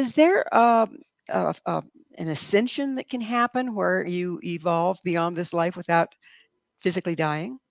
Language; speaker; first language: English; native; English